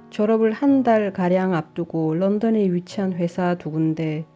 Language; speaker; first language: Korean; native; Korean